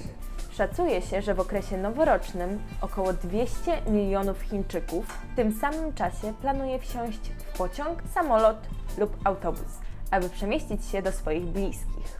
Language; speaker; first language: Polish; native; Polish